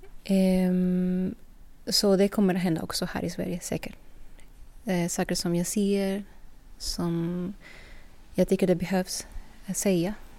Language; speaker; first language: Swedish; non-native, fluent; Spanish